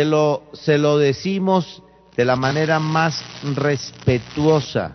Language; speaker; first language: Spanish; native; Spanish